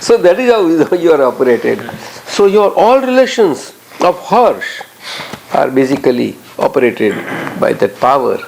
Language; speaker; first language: English; non-native, local second language; Gujarati